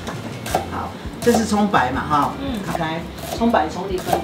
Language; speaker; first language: Chinese; native; Chinese